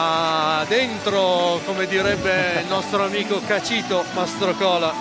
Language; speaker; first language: Italian; native; Italian